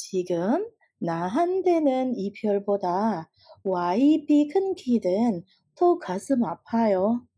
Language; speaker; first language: Korean; non-native, fluent; Indonesian